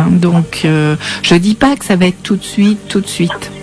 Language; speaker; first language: French; native; French